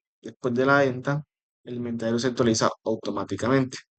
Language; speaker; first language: Spanish; native; Spanish